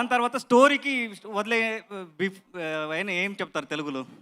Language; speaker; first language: Telugu; non-native, learner; Kannada